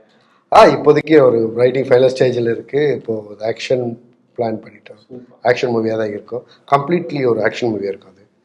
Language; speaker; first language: Tamil; native; Tamil